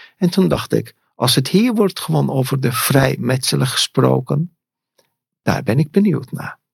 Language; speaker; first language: Dutch; non-native, fluent; Persian